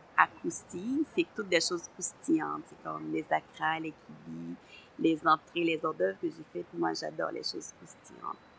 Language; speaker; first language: French; non-native, local second language; Haitian Creole